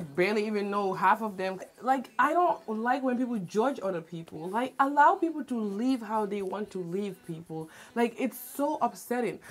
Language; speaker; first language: English; non-native, local second language; Wolof